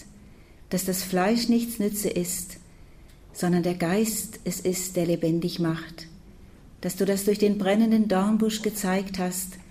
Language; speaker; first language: German; native; German